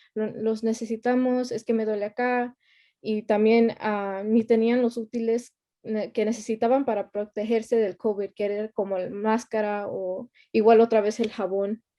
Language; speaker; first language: Spanish; early bilingual, heritage; Spanish